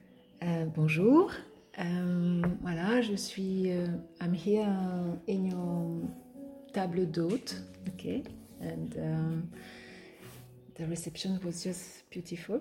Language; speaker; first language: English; non-native, fluent; French